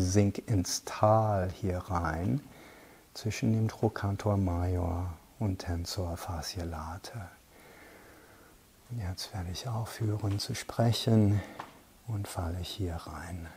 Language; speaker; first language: German; non-native, fluent; English